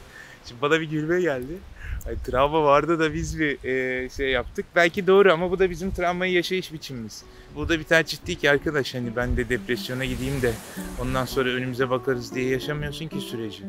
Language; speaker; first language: Turkish; native; Turkish